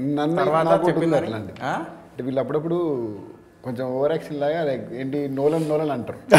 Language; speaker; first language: Telugu; native; Telugu